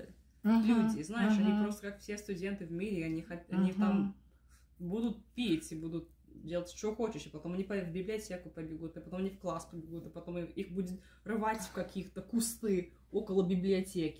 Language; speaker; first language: Russian; early bilingual, heritage; Russian